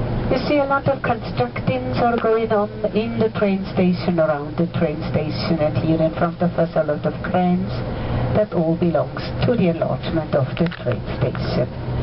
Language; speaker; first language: English; non-native, fluent; German